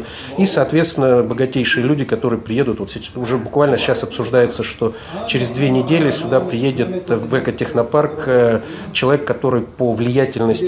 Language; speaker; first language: Russian; native; Russian